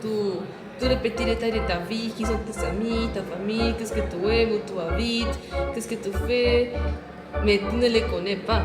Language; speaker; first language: French; non-native, learner; Spanish